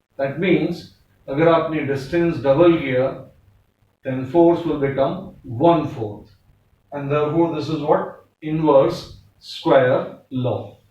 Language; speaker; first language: English; non-native, local second language; Hindi